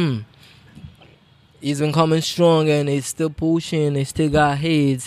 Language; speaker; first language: English; non-native, local second language; Krio